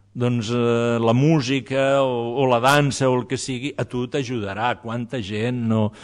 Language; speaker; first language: Catalan; native; Catalan